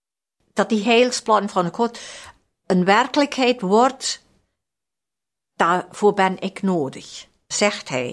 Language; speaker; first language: Dutch; non-native, fluent; German